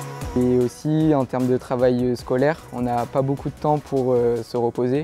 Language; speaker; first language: French; native; French